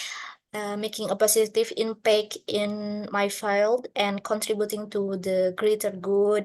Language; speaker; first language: English; non-native, learner; Indonesian